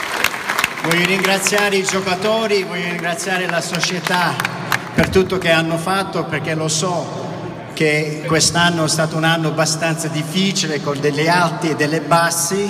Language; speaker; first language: Italian; early bilingual, heritage; Italian